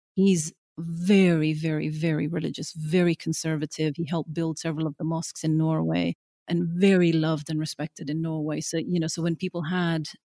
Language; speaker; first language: English; early bilingual, other home language; Norwegian